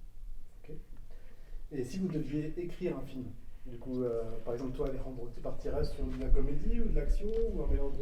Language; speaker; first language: French; native; French